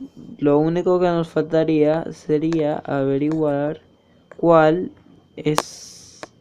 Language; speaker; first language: Spanish; native; Spanish